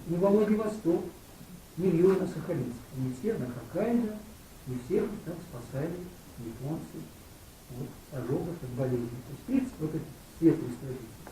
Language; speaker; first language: Russian; native; Russian